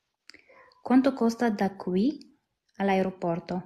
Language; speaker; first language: Italian; non-native, learner; Arabic